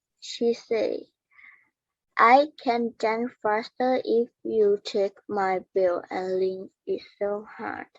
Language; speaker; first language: English; non-native, learner; Thai